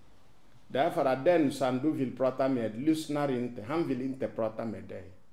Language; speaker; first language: Swedish; non-native, fluent; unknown